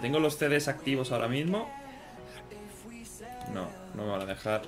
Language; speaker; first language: Spanish; native; Spanish